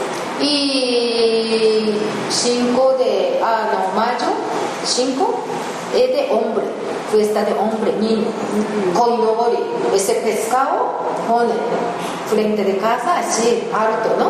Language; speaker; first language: Spanish; non-native, learner; Japanese